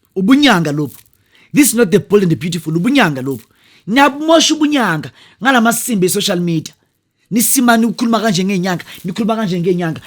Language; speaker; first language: Zulu; non-native, local second language; Northern Sotho